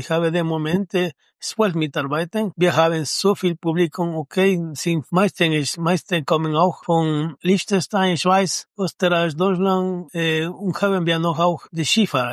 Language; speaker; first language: German; non-native, learner; Spanish